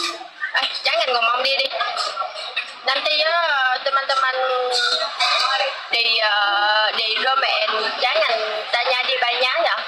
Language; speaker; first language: Indonesian; non-native, learner; Vietnamese